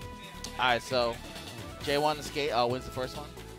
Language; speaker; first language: English; native; English